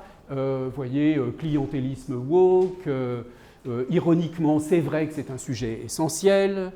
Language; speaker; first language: French; native; French